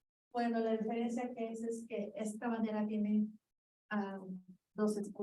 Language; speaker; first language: Spanish; early bilingual, heritage; Spanish